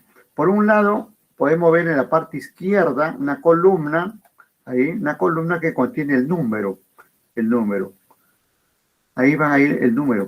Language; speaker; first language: Spanish; native; Spanish